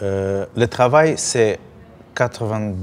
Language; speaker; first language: French; non-native, learner; Russian